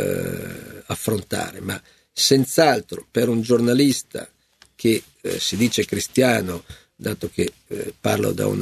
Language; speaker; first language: Italian; native; Italian